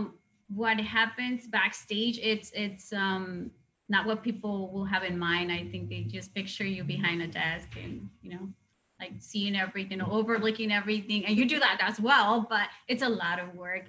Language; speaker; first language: English; non-native, fluent; Spanish